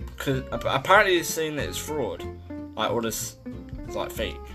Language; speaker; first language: English; native; English